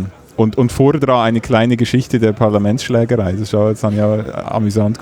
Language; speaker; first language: German; native; German